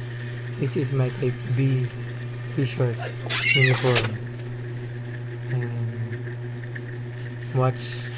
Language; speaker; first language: English; non-native, learner; Cebuano